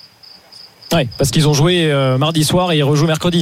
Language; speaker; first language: French; native; French